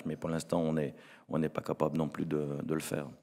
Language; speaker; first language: French; native; French